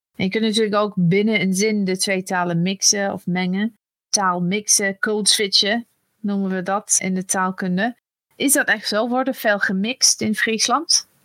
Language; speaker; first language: Dutch; non-native, fluent; English